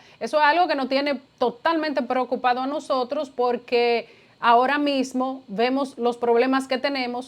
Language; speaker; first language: Spanish; native; Spanish